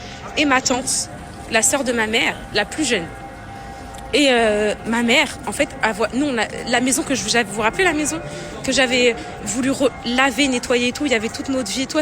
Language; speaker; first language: French; native; French